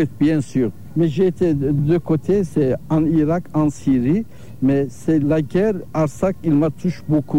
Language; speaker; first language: French; non-native, learner; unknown